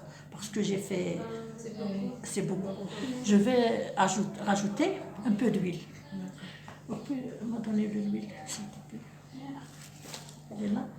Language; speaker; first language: French; non-native, local second language; Arabic